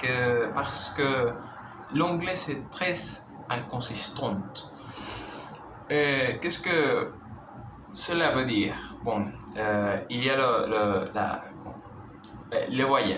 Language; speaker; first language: French; non-native, learner; Spanish